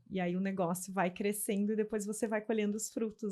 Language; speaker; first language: Portuguese; native; Portuguese